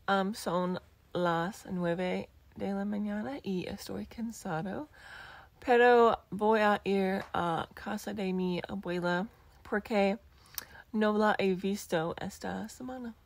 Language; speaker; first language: Spanish; non-native, learner; English